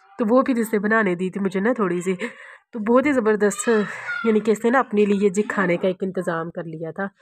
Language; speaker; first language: Urdu; non-native, local second language; Punjabi